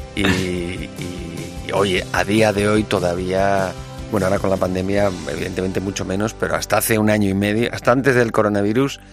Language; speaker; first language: Spanish; native; Spanish